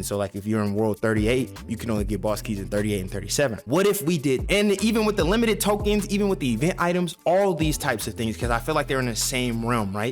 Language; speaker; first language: English; native; English